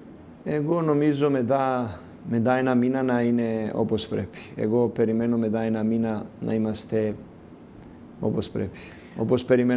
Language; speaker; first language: Greek; non-native, learner; Serbian